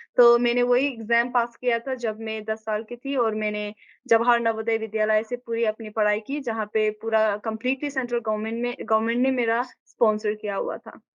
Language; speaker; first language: Hindi; non-native, local second language; Nepali